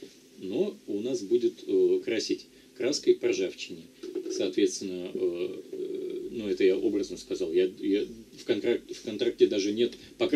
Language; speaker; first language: Russian; native; Russian